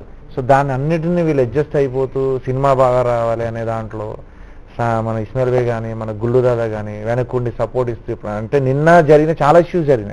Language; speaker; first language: Telugu; native; Telugu